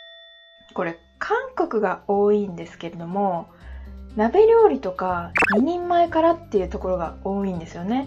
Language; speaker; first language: Japanese; native; Japanese